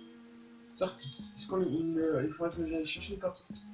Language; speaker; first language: French; native; French